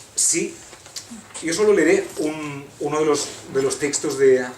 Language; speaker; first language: Spanish; non-native, local second language; Catalan